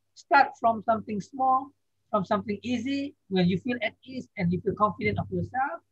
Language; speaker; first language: English; non-native, fluent; Indonesian